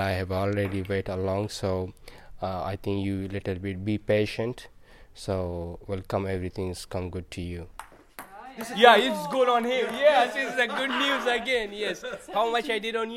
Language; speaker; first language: English; non-native, learner; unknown